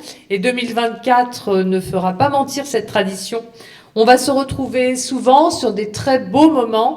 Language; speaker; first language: French; native; French